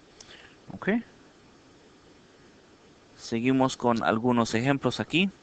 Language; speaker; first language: Spanish; early bilingual, heritage; Spanish